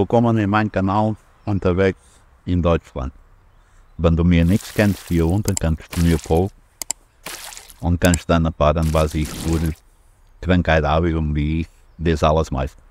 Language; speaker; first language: German; non-native, learner; Portuguese